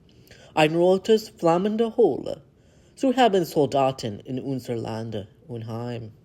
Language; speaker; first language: German; non-native, learner; English